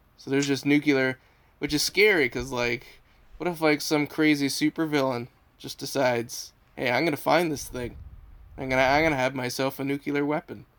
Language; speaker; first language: English; native; English